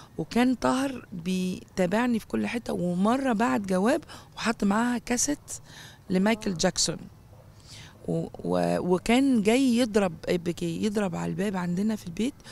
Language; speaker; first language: Arabic; native; Arabic